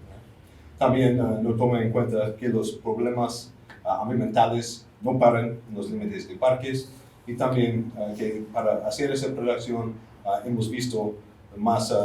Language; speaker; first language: Spanish; non-native, fluent; English